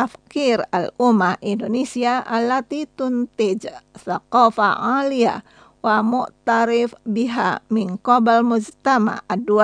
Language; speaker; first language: Arabic; non-native, fluent; Indonesian